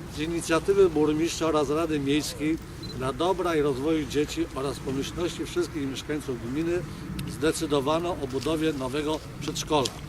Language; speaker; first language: Polish; native; Polish